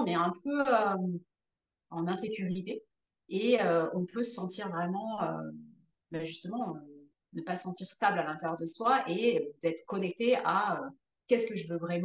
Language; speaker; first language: French; native; French